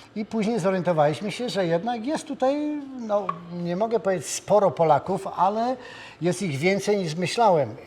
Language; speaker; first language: Polish; native; Polish